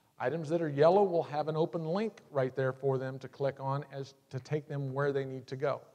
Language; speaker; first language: English; native; English